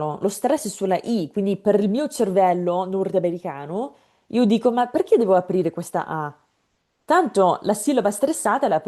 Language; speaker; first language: Italian; non-native, fluent; English